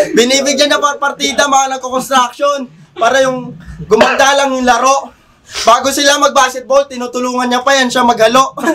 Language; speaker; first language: Filipino; native; Filipino